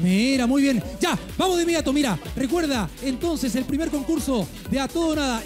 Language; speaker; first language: Spanish; native; Spanish